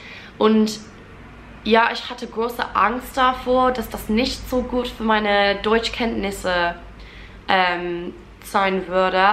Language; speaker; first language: German; non-native, fluent; English